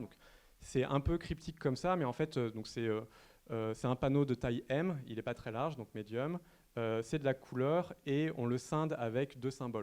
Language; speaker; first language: French; native; French